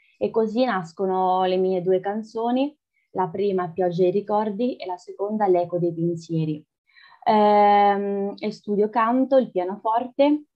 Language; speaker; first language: Italian; early bilingual, other home language; Lithuanian